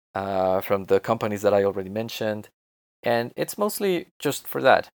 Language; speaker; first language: English; non-native, fluent; Spanish